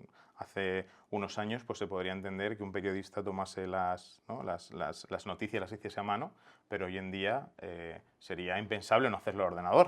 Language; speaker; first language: Spanish; native; Spanish